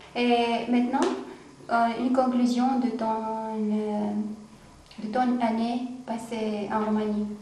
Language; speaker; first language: French; non-native, learner; Romanian